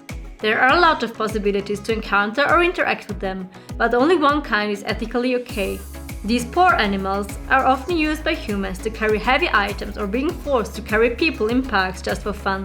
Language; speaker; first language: English; non-native, fluent; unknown